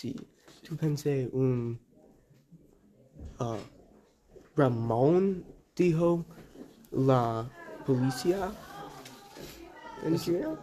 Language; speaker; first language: Spanish; non-native, learner; English